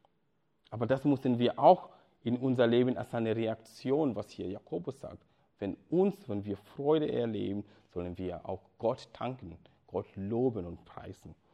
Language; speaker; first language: German; non-native, fluent; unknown